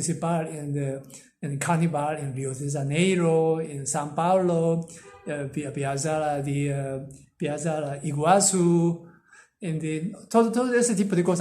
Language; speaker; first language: Portuguese; non-native, learner; Korean